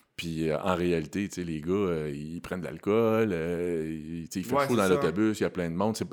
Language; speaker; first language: French; native; French